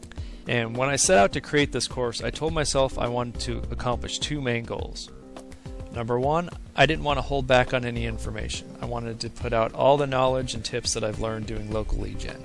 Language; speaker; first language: English; native; English